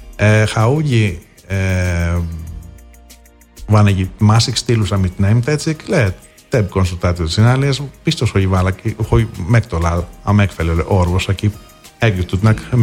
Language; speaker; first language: Hungarian; non-native, fluent; Greek